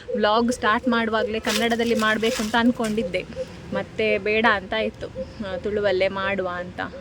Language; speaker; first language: Kannada; non-native, local second language; Tulu